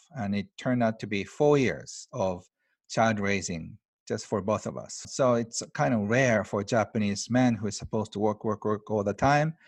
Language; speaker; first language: English; non-native, fluent; Japanese